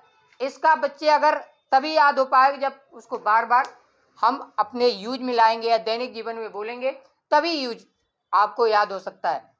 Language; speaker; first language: Hindi; native; Hindi